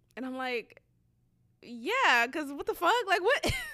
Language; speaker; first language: English; early bilingual, other home language; Haitian Creole